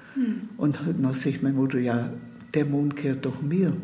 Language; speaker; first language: German; native; German